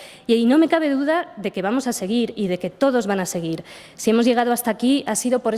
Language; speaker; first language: Spanish; native; Spanish